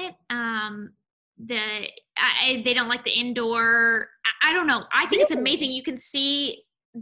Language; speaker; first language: English; native; English